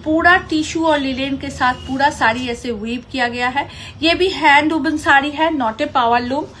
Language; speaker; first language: Hindi; non-native, local second language; Bangla